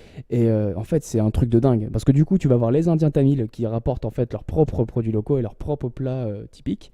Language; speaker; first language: French; native; French